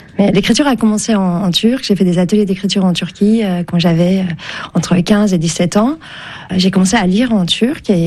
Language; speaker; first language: French; early bilingual, other home language; Turkish